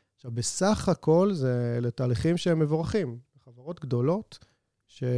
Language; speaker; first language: Hebrew; native; Hebrew